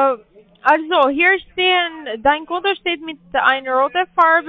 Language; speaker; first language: German; non-native, learner; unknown